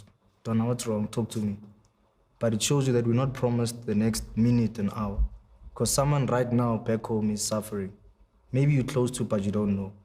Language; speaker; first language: English; non-native, local second language; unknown